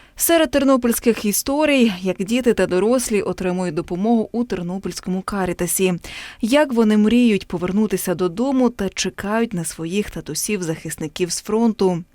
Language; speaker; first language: Ukrainian; native; Ukrainian